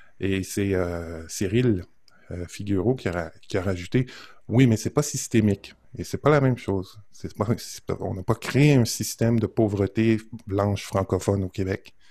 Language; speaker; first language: French; native; French